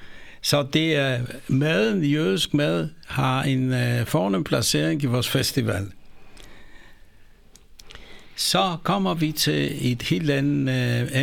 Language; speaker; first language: Danish; non-native, fluent; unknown